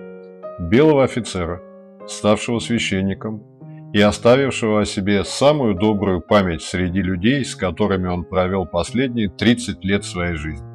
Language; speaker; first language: Russian; native; Russian